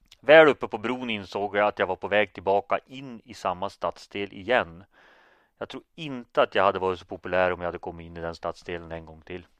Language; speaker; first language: Swedish; native; Swedish